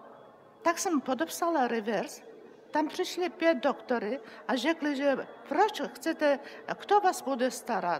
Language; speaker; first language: Czech; non-native, learner; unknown